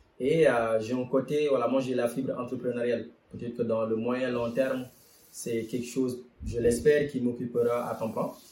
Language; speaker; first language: French; non-native, local second language; Wolof